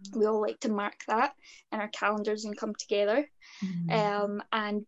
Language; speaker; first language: English; native; English